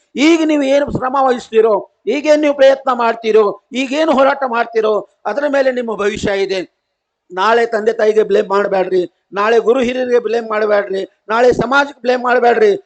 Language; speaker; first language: Kannada; non-native, local second language; Marathi